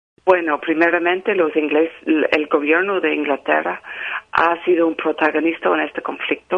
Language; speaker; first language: Spanish; non-native, fluent; English